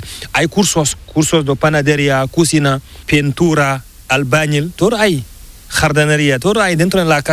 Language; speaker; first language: Spanish; non-native, learner; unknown